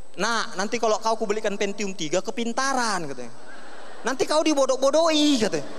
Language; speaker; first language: Indonesian; native; Indonesian